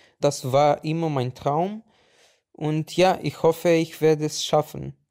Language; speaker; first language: German; non-native, fluent; Romanian